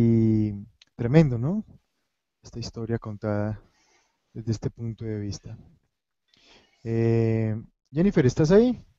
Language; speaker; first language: Spanish; native; Spanish